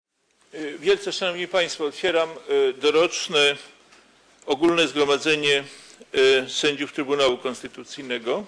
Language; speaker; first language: Polish; native; Polish